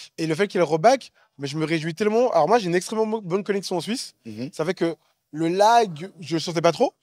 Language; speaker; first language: French; native; French